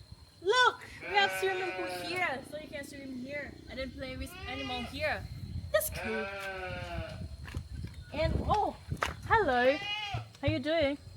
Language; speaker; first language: English; non-native, learner; Thai